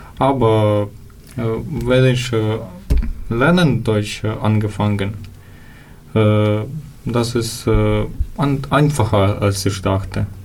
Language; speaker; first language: German; non-native, learner; Ukrainian